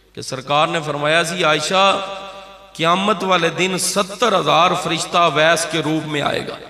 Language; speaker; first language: Urdu; non-native, local second language; Punjabi